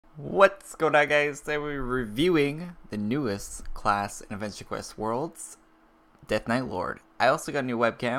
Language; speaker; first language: English; native; English